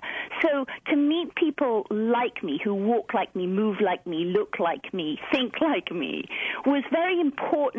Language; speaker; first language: English; native; English